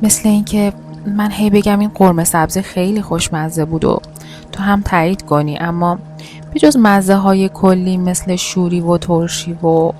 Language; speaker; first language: Persian; native; Persian